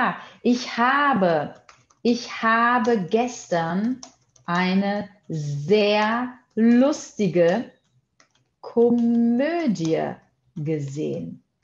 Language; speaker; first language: German; non-native, fluent; Portuguese